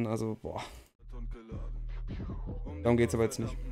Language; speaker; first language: German; native; German